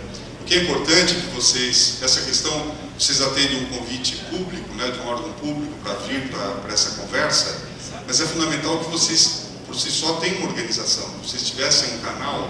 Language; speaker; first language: Portuguese; native; Portuguese